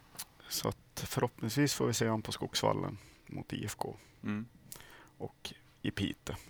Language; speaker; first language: Swedish; native; Swedish